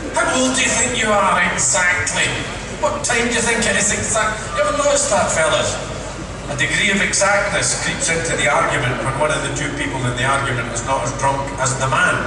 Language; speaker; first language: English; native; English